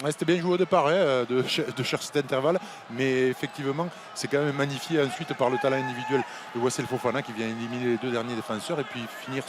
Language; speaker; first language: French; native; French